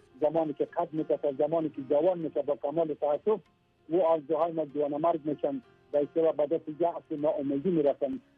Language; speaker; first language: Persian; non-native, local second language; Pashto